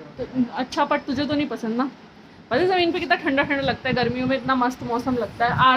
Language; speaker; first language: Hindi; native; Hindi